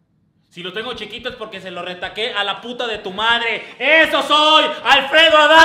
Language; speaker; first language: Spanish; native; Spanish